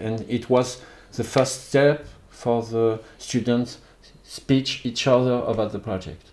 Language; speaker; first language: English; non-native, learner; French